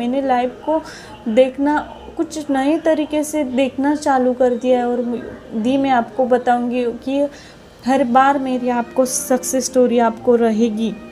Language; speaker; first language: Hindi; non-native, local second language; Marathi